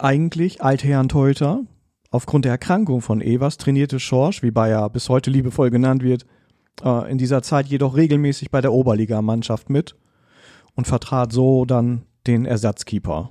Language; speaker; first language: German; native; German